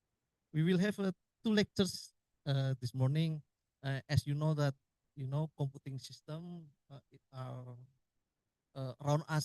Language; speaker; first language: English; non-native, learner; Indonesian